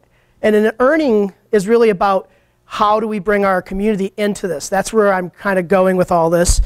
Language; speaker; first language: English; native; English